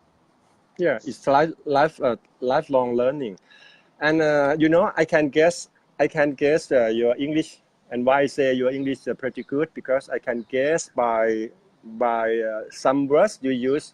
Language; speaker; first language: English; non-native, fluent; Thai